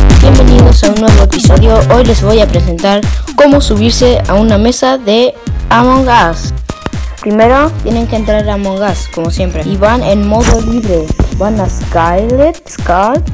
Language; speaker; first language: Spanish; native; Spanish